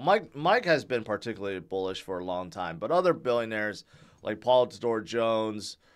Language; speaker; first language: English; native; English